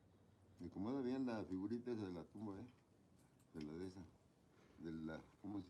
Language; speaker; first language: Spanish; native; Spanish